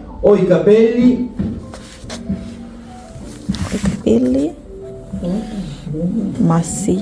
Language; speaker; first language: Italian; non-native, learner; Bangla